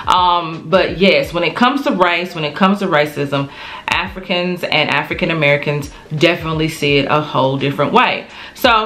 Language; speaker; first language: English; native; English